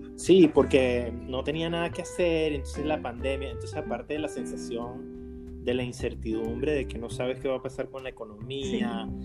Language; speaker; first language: Spanish; native; Spanish